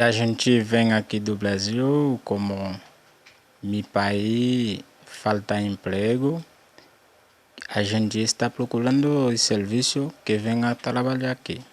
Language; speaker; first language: Portuguese; non-native, learner; Haitian Creole